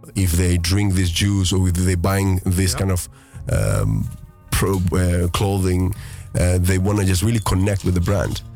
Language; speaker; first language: English; early bilingual, other home language; Greek